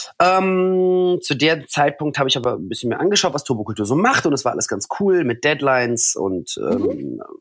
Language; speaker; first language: German; early bilingual, other home language; Russian